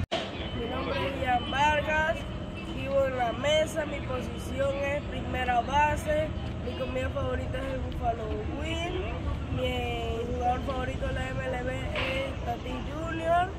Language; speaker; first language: Spanish; native; Spanish